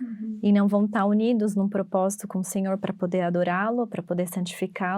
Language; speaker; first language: Portuguese; native; Portuguese